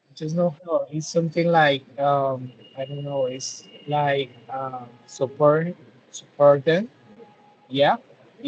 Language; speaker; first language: English; non-native, learner; Spanish